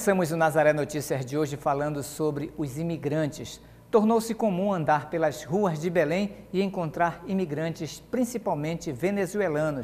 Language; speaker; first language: Portuguese; native; Portuguese